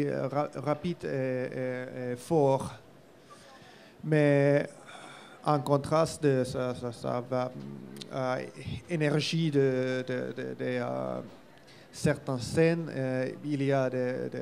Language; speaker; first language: French; non-native, learner; Finnish